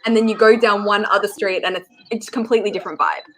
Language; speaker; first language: English; native; English